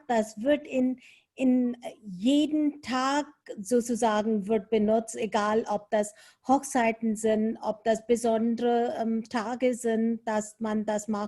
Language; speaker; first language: German; non-native, fluent; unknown